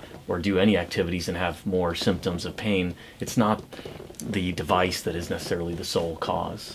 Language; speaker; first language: English; native; English